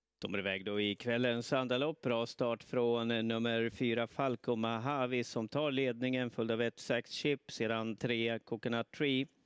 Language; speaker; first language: Swedish; native; Swedish